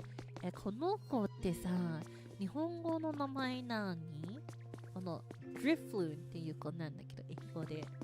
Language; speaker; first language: Japanese; native; Japanese